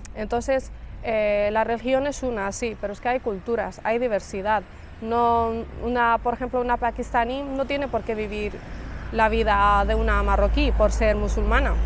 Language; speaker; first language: Spanish; early bilingual, other home language; Arabic